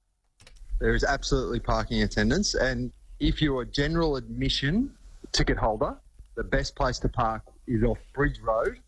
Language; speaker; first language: English; native; English